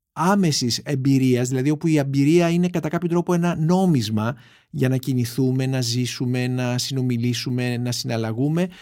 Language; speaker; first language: Greek; native; Greek